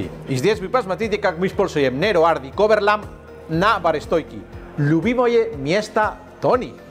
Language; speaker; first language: Russian; non-native, learner; Spanish